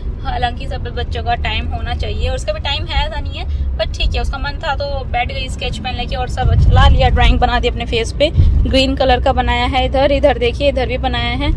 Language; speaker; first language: Hindi; native; Hindi